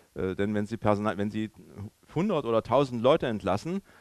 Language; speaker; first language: German; native; German